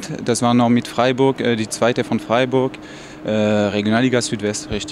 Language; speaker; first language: German; non-native, fluent; French